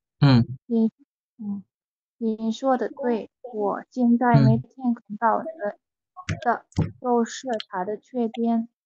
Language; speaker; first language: Chinese; non-native, learner; Indonesian